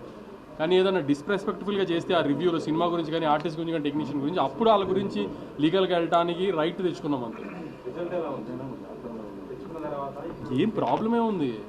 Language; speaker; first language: Telugu; native; Telugu